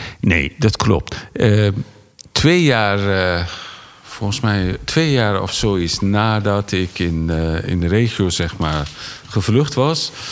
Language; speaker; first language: Dutch; non-native, fluent; Persian